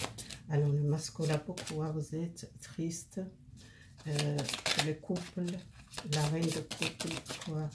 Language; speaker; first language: French; non-native, fluent; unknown